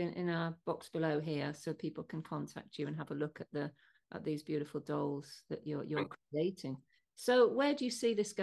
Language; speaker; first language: English; native; English